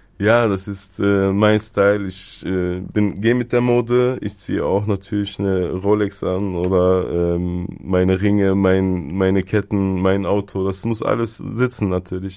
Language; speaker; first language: German; early bilingual, other home language; Turkish